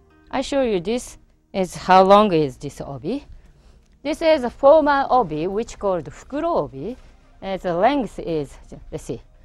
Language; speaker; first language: English; non-native, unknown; Japanese